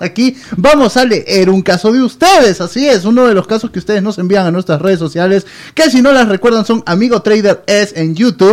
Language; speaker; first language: Spanish; native; Spanish